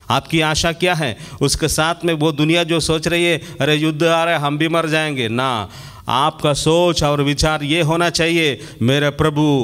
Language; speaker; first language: Hindi; non-native, local second language; Malayalam